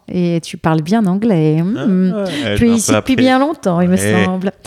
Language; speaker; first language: French; native; French